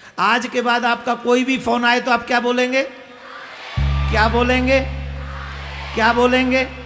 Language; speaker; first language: Hindi; native; Hindi